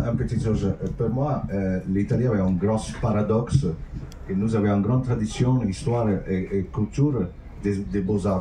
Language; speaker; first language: French; non-native, fluent; Italian